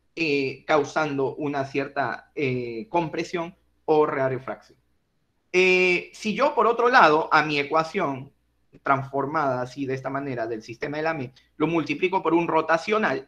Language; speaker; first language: Spanish; native; Spanish